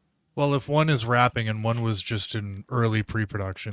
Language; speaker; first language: English; native; English